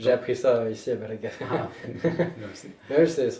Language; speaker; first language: French; native; French